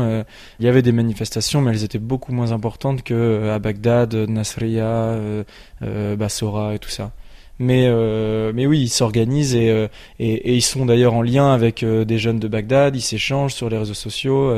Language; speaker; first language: French; native; French